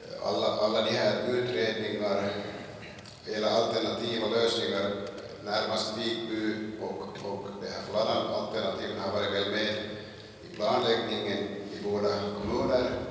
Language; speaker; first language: Swedish; non-native, local second language; Finnish